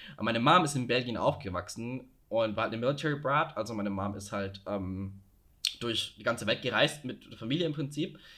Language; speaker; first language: German; native; German